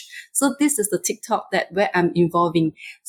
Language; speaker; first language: English; non-native, local second language; Chinese